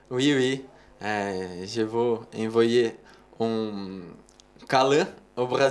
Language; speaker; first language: French; non-native, learner; Portuguese